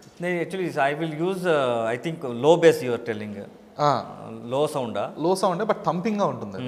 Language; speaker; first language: Telugu; non-native, learner; Kannada